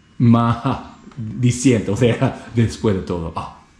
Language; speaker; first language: Spanish; non-native, learner; Japanese